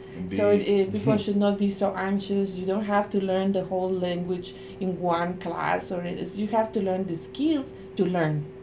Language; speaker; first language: English; non-native, fluent; Spanish